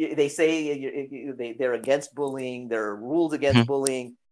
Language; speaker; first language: English; native; English